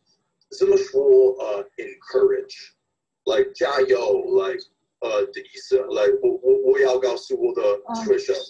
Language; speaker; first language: Chinese; non-native, learner; English